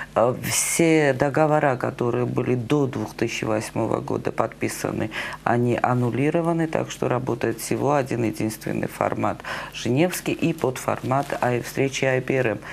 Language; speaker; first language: Russian; non-native, local second language; Georgian